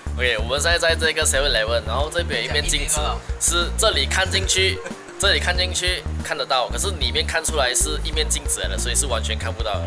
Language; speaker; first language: Chinese; native; Chinese